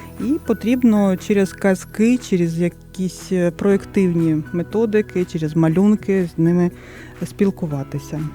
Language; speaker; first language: Ukrainian; non-native, local second language; Russian